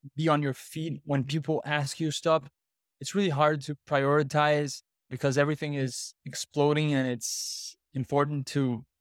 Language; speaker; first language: English; non-native, fluent; Portuguese